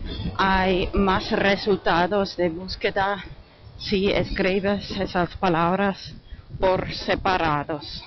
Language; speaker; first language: Spanish; non-native, fluent; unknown